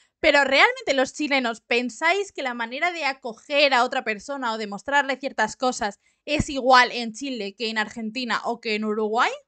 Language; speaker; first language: Spanish; native; Spanish